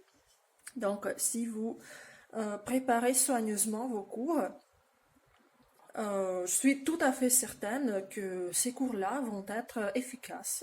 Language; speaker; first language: French; non-native, fluent; Russian